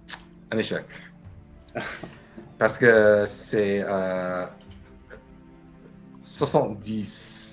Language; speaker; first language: French; non-native, fluent; English